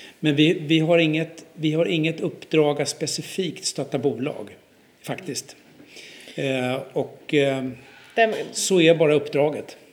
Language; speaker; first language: Swedish; native; Swedish